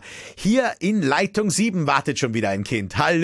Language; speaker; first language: German; native; German